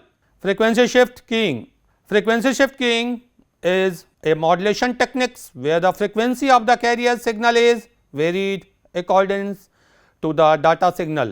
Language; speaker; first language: English; non-native, local second language; Hindi